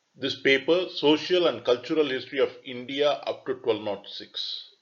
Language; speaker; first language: English; non-native, local second language; Tamil